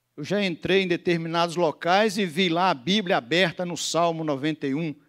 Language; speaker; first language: Portuguese; native; Portuguese